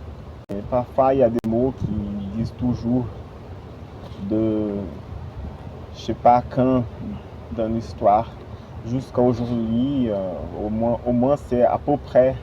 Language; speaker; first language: French; non-native, fluent; Portuguese